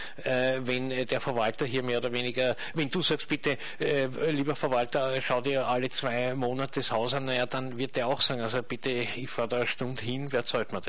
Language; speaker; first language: German; native; German